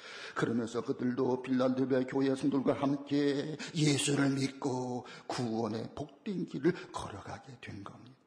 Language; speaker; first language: Korean; native; Korean